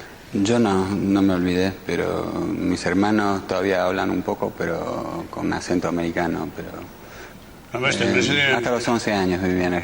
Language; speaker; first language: Spanish; early bilingual, other home language; English